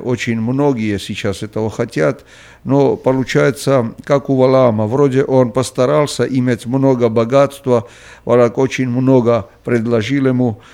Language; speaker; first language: Russian; non-native, local second language; Georgian